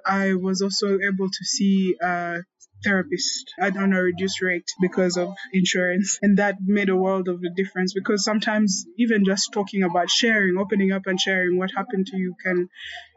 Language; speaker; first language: English; non-native, local second language; Kinyarwanda